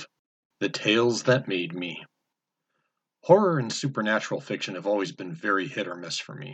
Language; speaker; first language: English; native; English